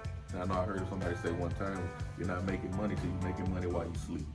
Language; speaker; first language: English; native; English